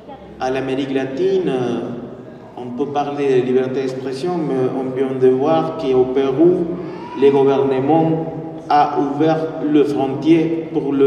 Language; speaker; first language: French; non-native, fluent; Spanish